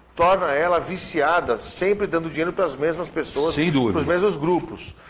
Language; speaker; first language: Portuguese; native; Portuguese